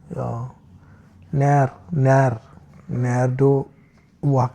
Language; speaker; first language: Swedish; non-native, learner; Malayalam